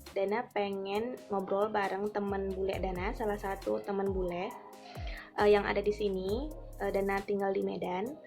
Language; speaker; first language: Indonesian; native; Indonesian